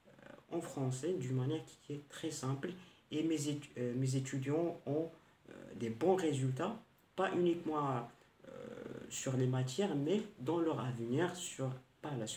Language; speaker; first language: French; non-native, local second language; Arabic